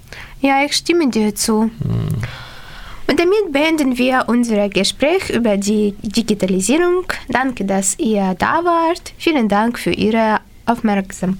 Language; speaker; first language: German; non-native, fluent; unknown